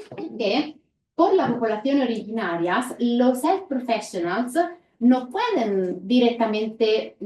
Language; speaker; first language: Spanish; non-native, fluent; Italian